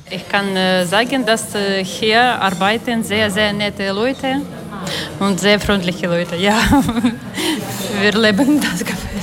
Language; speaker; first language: German; non-native, learner; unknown